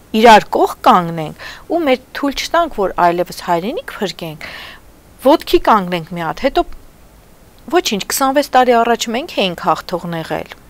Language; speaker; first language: Armenian; native; Armenian